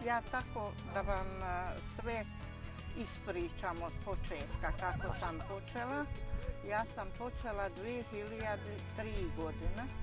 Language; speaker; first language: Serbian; non-native, local second language; Hungarian